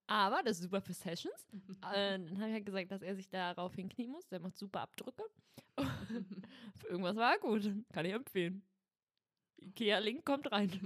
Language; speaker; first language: German; native; German